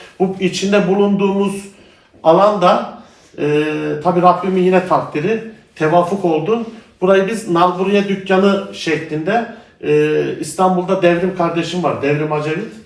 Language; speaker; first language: Turkish; native; Turkish